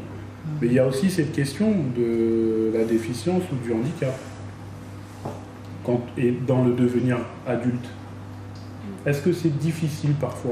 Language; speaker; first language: French; native; French